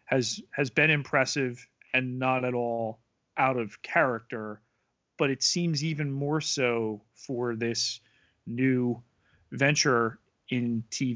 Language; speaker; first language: English; native; English